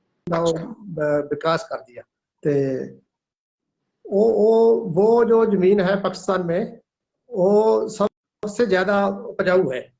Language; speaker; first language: Hindi; non-native, local second language; Punjabi